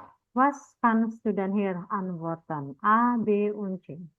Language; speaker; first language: German; non-native, fluent; Indonesian